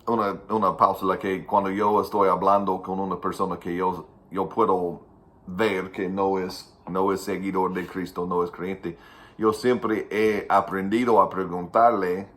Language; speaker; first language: Spanish; non-native, fluent; English